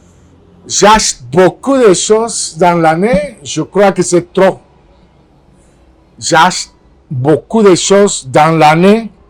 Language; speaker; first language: French; non-native, fluent; Spanish